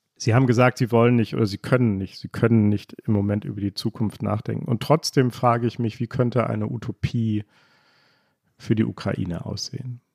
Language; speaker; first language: German; native; German